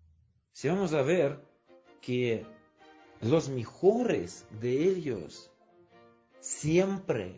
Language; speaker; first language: Spanish; non-native, fluent; Russian